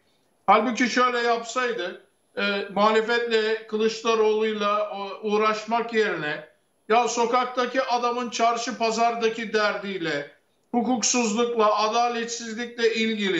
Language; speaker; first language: Turkish; native; Turkish